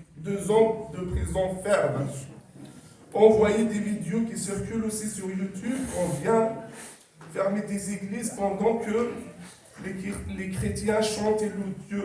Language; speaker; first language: French; non-native, local second language; Kabyle